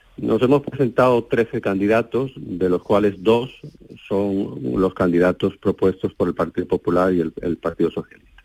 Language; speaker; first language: Spanish; native; Spanish